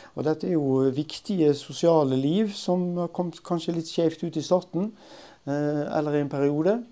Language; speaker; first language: Norwegian; native; Norwegian